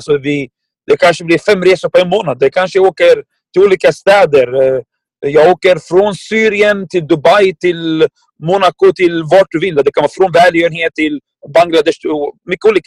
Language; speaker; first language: Swedish; non-native, fluent; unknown